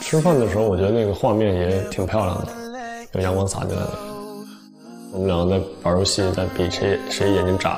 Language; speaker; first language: Chinese; native; Chinese